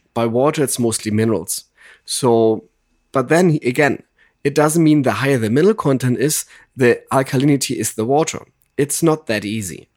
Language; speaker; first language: English; non-native, fluent; German